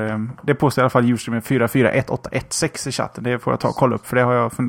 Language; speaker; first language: Swedish; native; Swedish